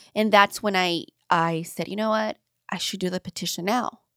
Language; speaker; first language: English; native; English